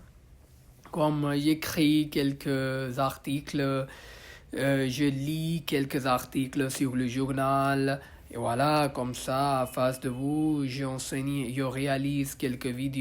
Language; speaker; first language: French; non-native, learner; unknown